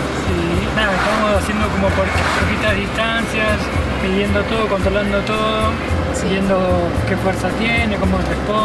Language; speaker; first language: Spanish; native; Spanish